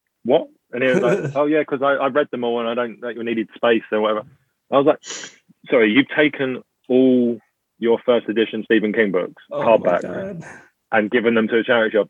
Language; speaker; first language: English; native; English